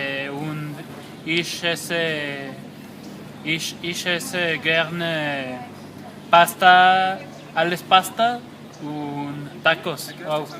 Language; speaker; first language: German; non-native, learner; Spanish